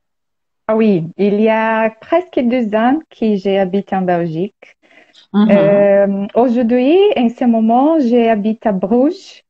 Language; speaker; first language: French; non-native, learner; Portuguese